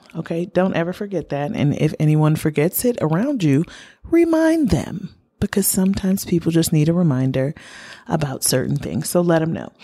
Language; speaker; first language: English; native; English